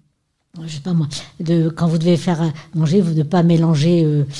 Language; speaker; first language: French; native; French